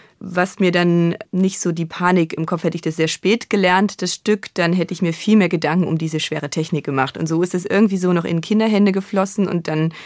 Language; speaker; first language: German; native; German